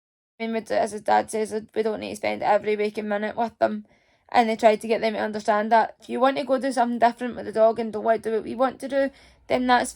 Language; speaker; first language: English; native; English